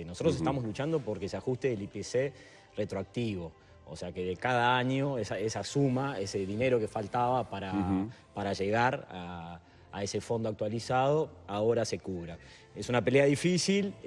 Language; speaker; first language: Spanish; native; Spanish